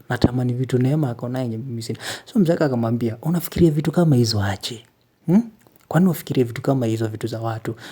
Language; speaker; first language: Swahili; native; Swahili